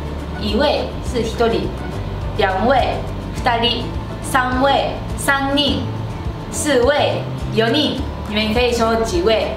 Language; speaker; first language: Chinese; non-native, fluent; Japanese